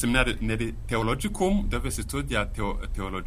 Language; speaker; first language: Italian; non-native, fluent; Kinyarwanda